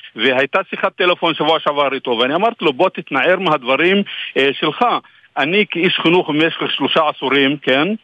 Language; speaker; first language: Hebrew; non-native, local second language; Arabic